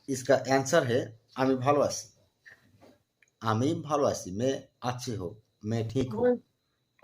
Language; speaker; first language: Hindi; non-native, learner; Bangla